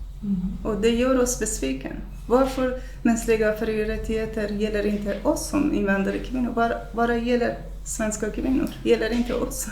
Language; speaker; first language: Swedish; non-native, fluent; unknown